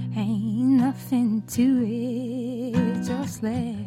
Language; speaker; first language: English; native; English